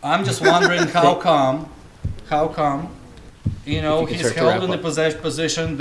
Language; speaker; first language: English; non-native, fluent; Russian